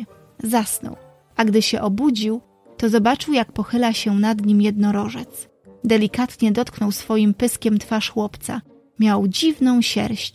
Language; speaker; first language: Polish; native; Polish